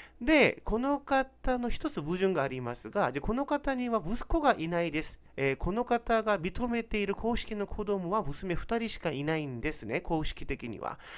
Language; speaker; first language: Japanese; non-native, fluent; Korean